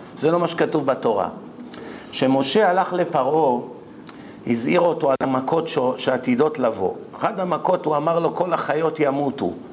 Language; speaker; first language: Hebrew; native; Hebrew